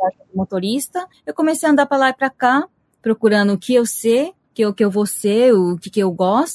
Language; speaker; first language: Portuguese; early bilingual, heritage; Portuguese